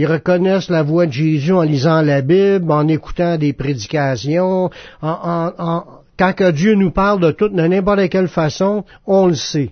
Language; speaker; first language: French; native; French